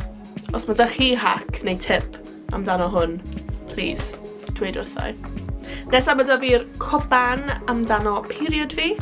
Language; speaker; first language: Welsh; non-native, local second language; English